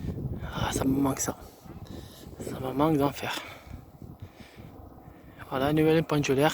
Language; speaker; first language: French; native; French